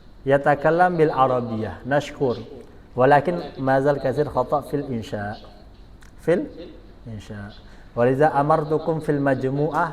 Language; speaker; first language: Arabic; non-native, fluent; Indonesian